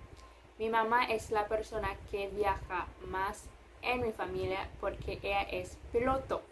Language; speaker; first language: Spanish; non-native, fluent; English